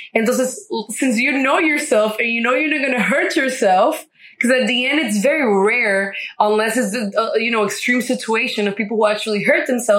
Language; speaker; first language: English; non-native, fluent; Spanish